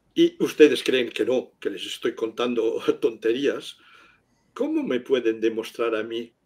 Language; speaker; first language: Spanish; non-native, local second language; Catalan